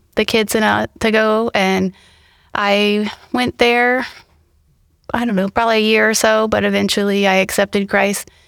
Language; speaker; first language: English; native; English